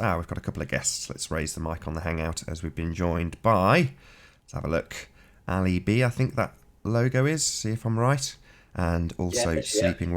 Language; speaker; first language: English; native; English